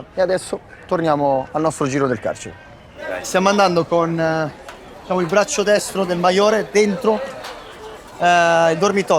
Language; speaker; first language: Italian; native; Italian